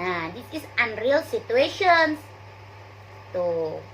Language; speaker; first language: English; non-native, learner; Indonesian